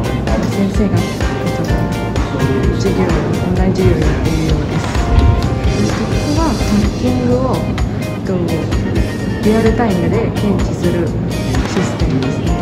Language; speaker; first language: Japanese; non-native, fluent; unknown